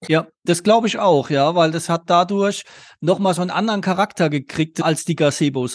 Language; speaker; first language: German; native; German